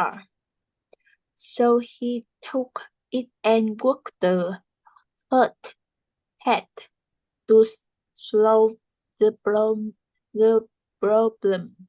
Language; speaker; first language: English; non-native, learner; Vietnamese